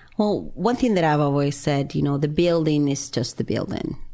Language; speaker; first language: English; non-native, fluent; Spanish